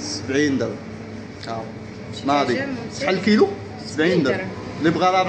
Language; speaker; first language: Arabic; native; Arabic